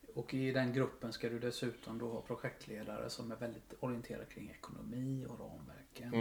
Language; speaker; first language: Swedish; native; Swedish